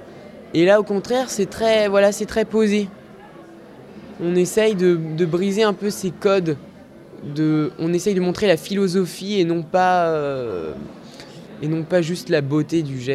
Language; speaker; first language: French; native; French